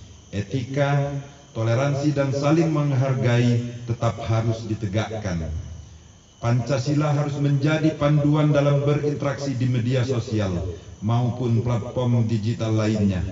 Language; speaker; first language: Indonesian; native; Indonesian